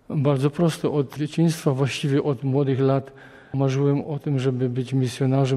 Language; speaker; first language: Polish; native; Polish